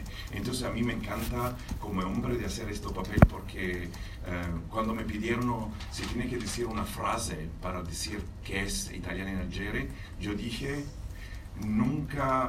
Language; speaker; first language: Spanish; non-native, fluent; Italian